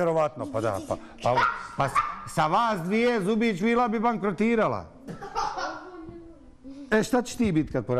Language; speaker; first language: Bosnian; native; Bosnian